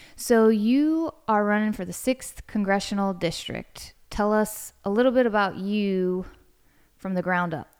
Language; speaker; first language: English; native; English